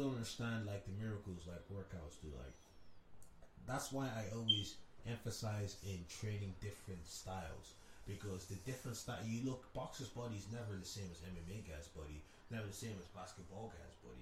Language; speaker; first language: English; native; English